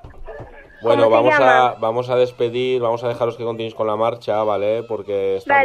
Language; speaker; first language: Spanish; native; Spanish